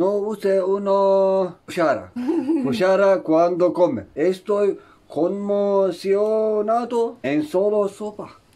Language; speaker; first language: Spanish; non-native, learner; Turkish